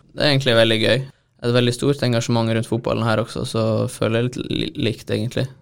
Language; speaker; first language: Norwegian; native; Norwegian